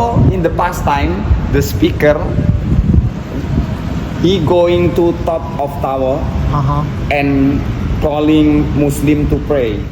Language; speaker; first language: English; non-native, learner; Indonesian